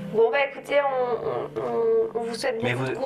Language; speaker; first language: French; native; French